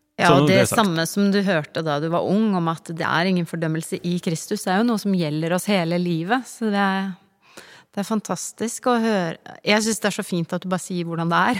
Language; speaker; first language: Norwegian; native; Norwegian